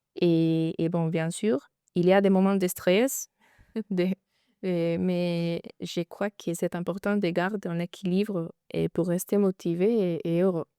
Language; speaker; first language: French; non-native, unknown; Spanish